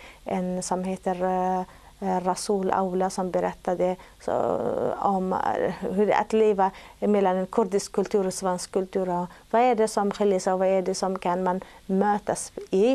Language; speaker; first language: Swedish; non-native, fluent; Arabic